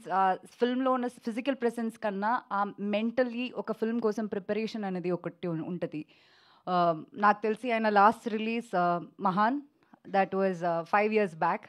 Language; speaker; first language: Telugu; non-native, fluent; Malayalam